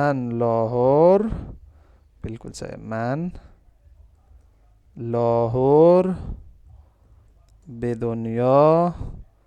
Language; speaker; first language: Persian; non-native, fluent; Urdu